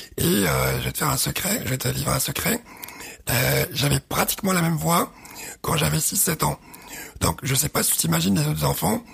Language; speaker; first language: French; early bilingual, other home language; Arabic